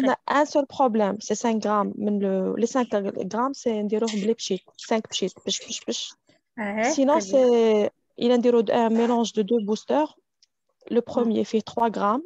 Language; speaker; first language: French; non-native, local second language; Arabic